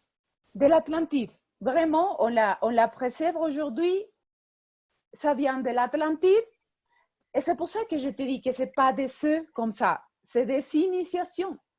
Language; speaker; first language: French; non-native, fluent; Spanish